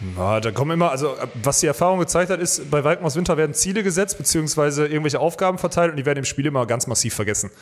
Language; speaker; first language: German; native; German